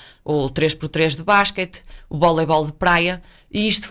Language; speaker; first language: Portuguese; native; Portuguese